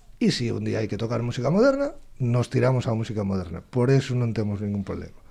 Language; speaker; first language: Galician; non-native, local second language; Spanish